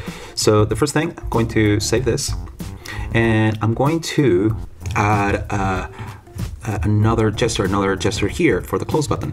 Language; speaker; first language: English; non-native, fluent; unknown